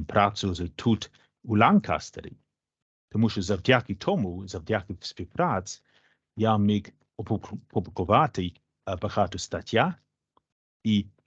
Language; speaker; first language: Ukrainian; non-native, learner; English